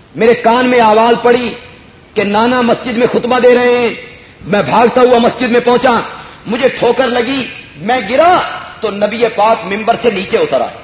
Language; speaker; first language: Urdu; non-native, local second language; Punjabi